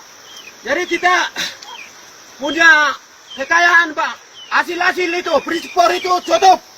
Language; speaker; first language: Indonesian; non-native, local second language; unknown